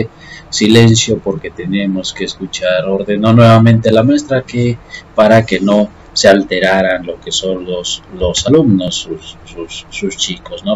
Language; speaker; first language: Spanish; native; Spanish